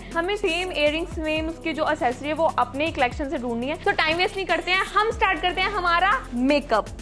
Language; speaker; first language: Hindi; native; Hindi